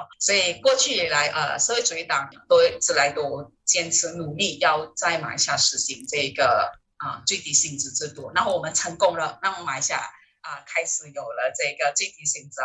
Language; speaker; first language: Chinese; native; Chinese